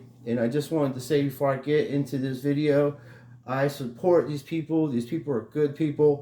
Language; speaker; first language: English; native; English